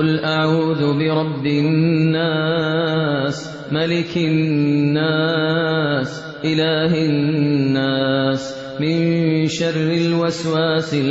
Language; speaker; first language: Arabic; native; Arabic